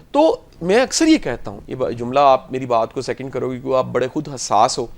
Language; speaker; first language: Urdu; non-native, local second language; Punjabi